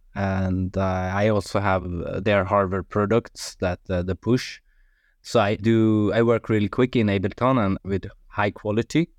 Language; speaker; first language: English; non-native, fluent; Swedish